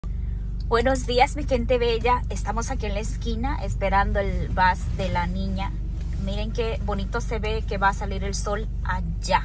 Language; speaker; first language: Spanish; native; Spanish